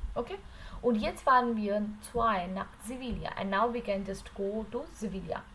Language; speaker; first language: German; non-native, learner; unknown